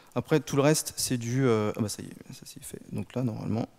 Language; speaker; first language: French; native; French